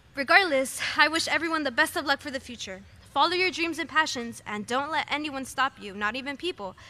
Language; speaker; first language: English; early bilingual, other home language; Spanish